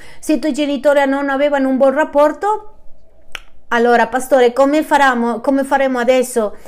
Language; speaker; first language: Italian; non-native, fluent; Spanish